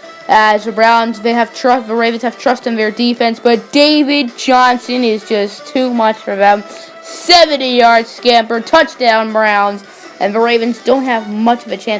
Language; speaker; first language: English; native; English